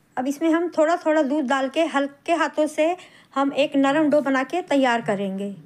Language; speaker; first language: Hindi; native; Hindi